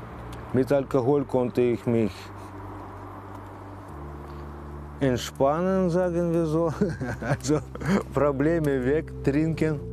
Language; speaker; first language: German; non-native, fluent; Russian